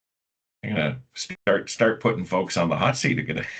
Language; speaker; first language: English; native; English